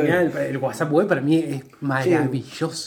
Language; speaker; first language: Spanish; native; Spanish